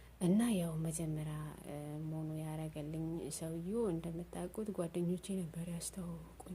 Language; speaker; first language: Amharic; non-native, local second language; Oromo